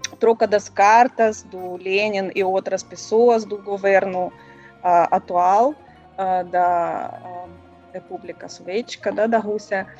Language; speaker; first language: Portuguese; non-native, learner; Russian